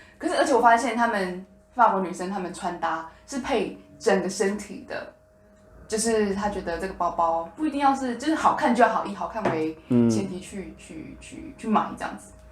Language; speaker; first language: Chinese; native; Chinese